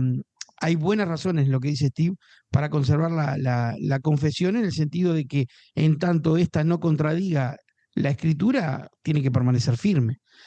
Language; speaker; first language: Spanish; native; Spanish